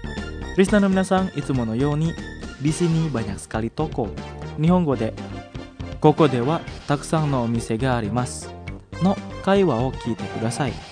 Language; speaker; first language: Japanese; non-native, fluent; Indonesian